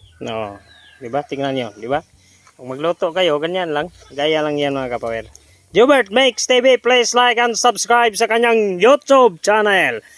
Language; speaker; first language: Filipino; non-native, local second language; Cebuano